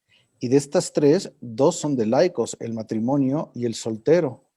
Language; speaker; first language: Spanish; native; Spanish